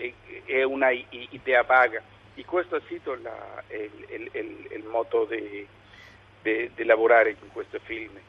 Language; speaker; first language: Italian; non-native, learner; Spanish